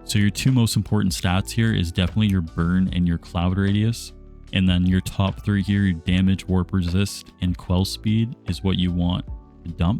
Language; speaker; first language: English; native; English